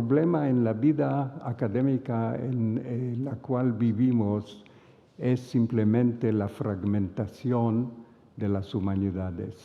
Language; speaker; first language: Spanish; non-native, fluent; Hebrew